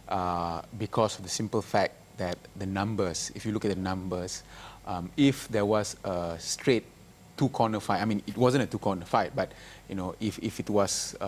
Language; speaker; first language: English; non-native, local second language; Malay